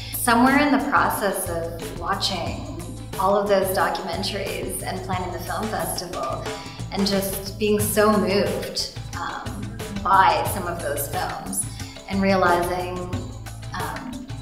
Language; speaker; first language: English; native; English